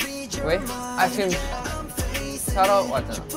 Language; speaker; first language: Korean; non-native, fluent; Thai